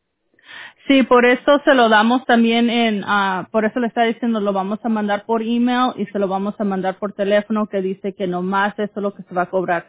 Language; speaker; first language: Spanish; early bilingual, heritage; Spanish